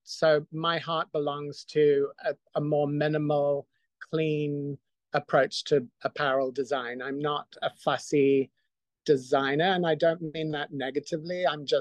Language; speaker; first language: English; native; English